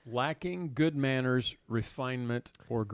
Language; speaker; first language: English; native; English